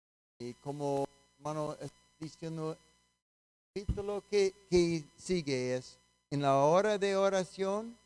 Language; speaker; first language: Spanish; non-native, fluent; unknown